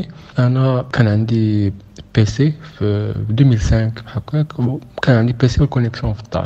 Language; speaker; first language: Arabic; native; Arabic